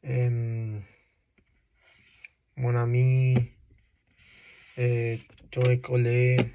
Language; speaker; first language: French; non-native, learner; Spanish